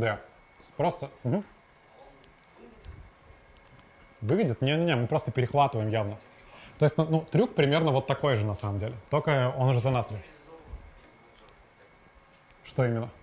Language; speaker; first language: Russian; native; Russian